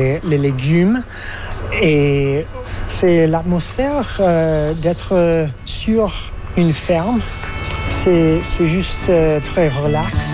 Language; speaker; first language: French; non-native, fluent; English